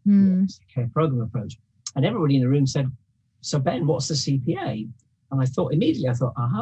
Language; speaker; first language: English; native; English